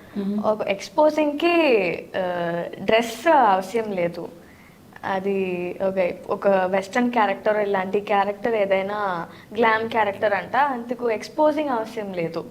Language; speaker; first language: Telugu; non-native, learner; Tamil